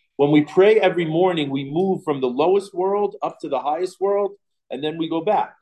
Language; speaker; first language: English; native; English